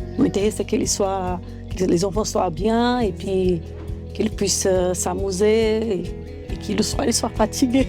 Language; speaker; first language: French; non-native, fluent; Portuguese